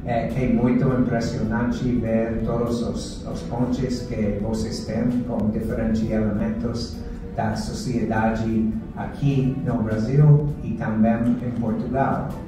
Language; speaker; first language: Portuguese; non-native, fluent; English